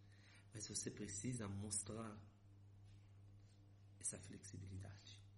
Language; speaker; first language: Portuguese; non-native, fluent; Hebrew